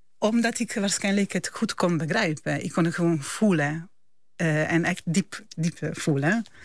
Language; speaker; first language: Dutch; non-native, fluent; Italian